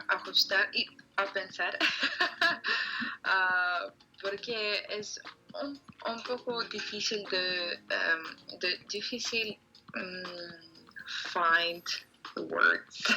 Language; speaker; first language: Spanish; non-native, learner; English